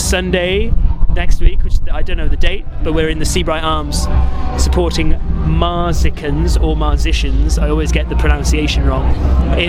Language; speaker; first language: English; native; English